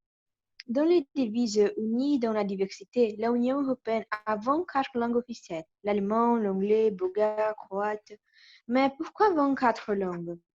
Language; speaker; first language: French; non-native, learner; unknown